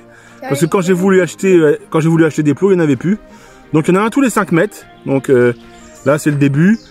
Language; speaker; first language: French; native; French